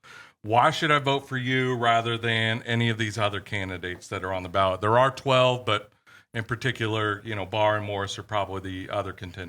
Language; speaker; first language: English; native; English